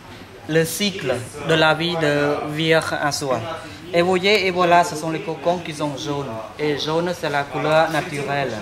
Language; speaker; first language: French; non-native, fluent; Khmer